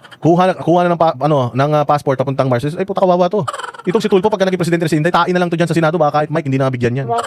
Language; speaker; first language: Filipino; native; Filipino